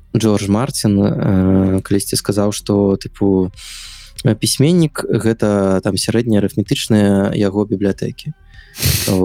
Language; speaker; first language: Belarusian; non-native, local second language; Russian